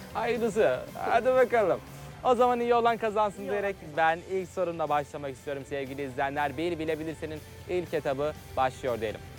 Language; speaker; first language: Turkish; native; Turkish